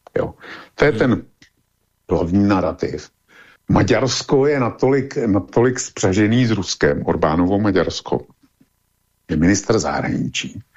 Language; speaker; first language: Czech; native; Czech